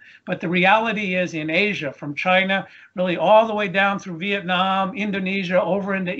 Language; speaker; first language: English; native; English